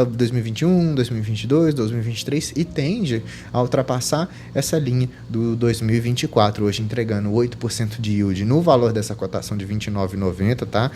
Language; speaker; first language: Portuguese; native; Portuguese